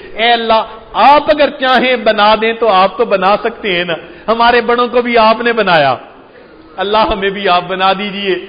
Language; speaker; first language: Urdu; non-native, local second language; Punjabi